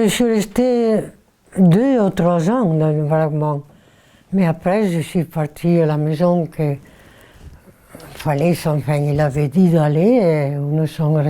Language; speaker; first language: French; non-native, learner; Italian